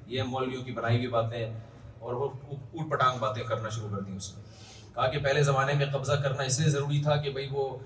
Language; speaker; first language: Urdu; native; Urdu